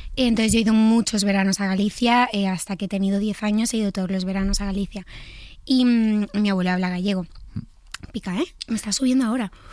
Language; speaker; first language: Spanish; native; Spanish